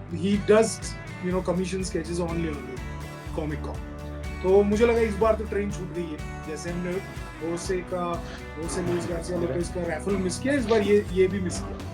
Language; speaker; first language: Hindi; native; Hindi